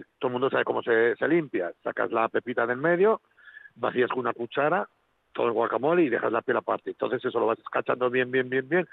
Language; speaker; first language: Spanish; native; Spanish